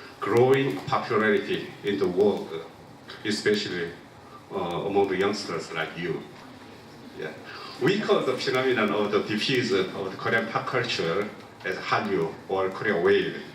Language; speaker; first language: English; non-native, local second language; Korean